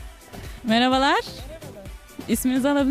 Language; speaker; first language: Turkish; native; Turkish